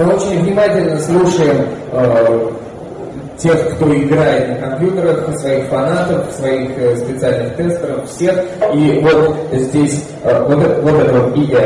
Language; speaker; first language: Russian; native; Russian